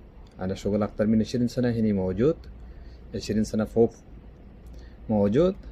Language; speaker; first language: Arabic; non-native, learner; Bangla